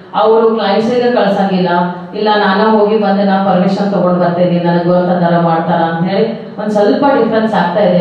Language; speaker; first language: Kannada; native; Kannada